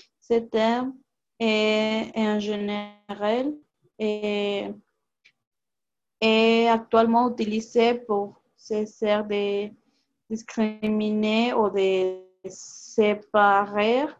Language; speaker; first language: French; non-native, learner; Spanish